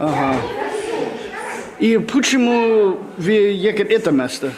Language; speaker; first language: Russian; non-native, learner; English